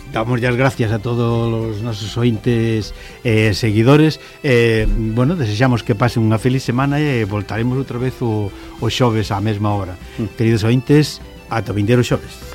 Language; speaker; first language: Galician; native; Galician